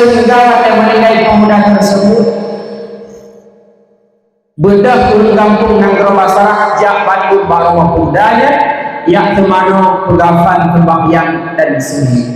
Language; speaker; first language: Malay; non-native, local second language; Achinese